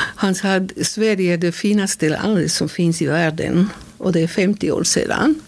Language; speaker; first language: Swedish; non-native, fluent; Spanish